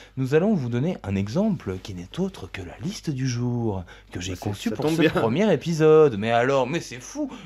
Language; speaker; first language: French; native; French